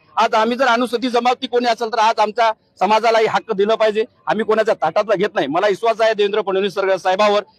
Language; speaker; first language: Marathi; non-native, local second language; Lambadi